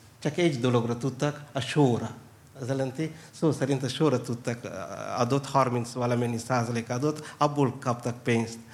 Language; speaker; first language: Hungarian; non-native, fluent; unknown